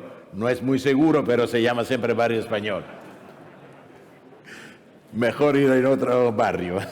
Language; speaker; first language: Spanish; non-native, fluent; Italian